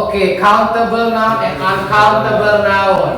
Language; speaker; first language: English; non-native, learner; Indonesian